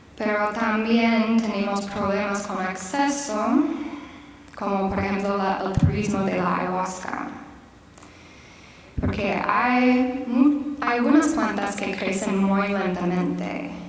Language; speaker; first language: Spanish; non-native, fluent; English